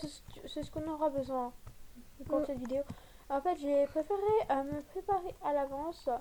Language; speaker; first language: French; native; French